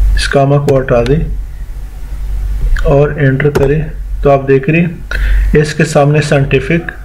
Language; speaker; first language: Urdu; non-native, local second language; Punjabi